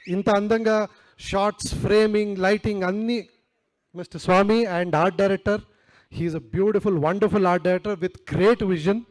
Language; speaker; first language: Telugu; non-native, learner; Kannada